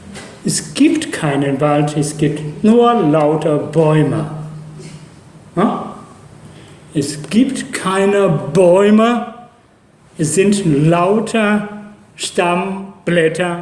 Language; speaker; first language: German; non-native, fluent; Chinese